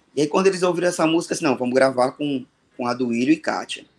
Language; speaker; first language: Portuguese; native; Portuguese